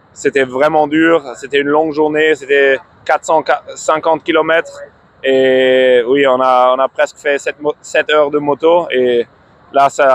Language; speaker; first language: French; non-native, fluent; German